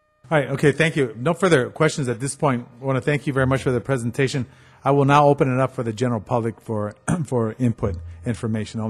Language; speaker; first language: English; early bilingual, other home language; Spanish